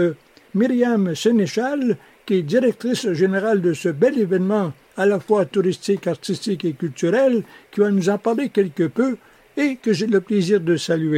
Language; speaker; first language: French; native; French